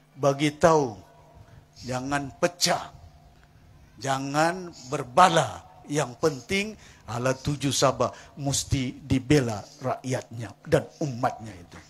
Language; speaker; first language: Malay; non-native, local second language; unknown